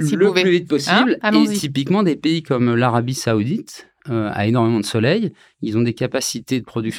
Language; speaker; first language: French; native; French